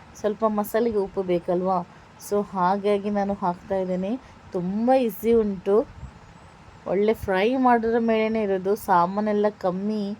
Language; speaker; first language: Kannada; non-native, local second language; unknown